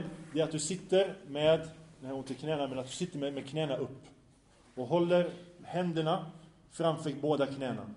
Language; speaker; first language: Swedish; early bilingual, other home language; Arabic